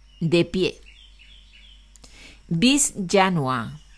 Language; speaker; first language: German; non-native, fluent; Spanish